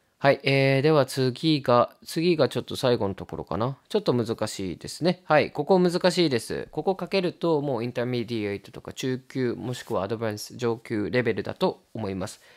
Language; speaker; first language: Japanese; native; Japanese